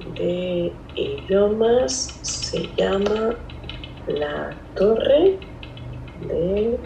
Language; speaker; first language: Spanish; native; Spanish